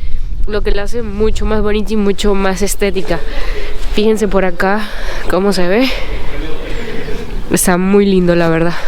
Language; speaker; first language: Spanish; native; Spanish